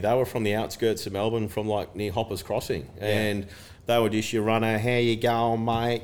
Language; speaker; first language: English; native; English